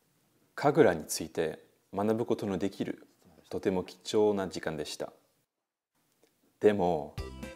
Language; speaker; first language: Japanese; non-native, fluent; French